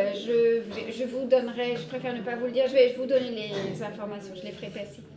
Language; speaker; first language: French; early bilingual, other home language; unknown